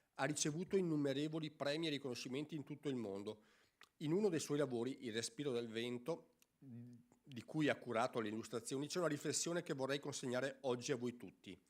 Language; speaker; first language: Italian; native; Italian